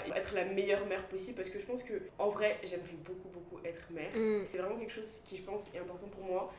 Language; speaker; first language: French; native; French